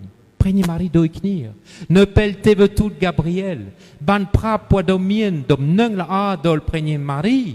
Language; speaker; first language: Khmer; non-native, fluent; French